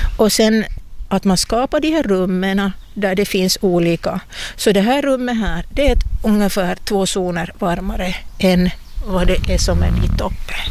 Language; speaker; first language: Swedish; native; Swedish